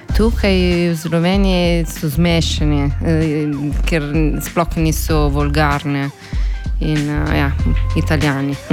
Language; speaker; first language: Slovenian; non-native, fluent; Italian